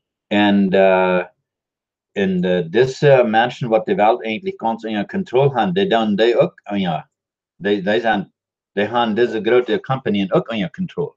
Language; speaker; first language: German; non-native, learner; Dutch